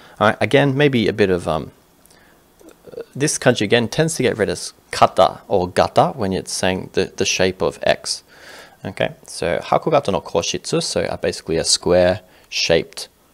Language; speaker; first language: English; native; English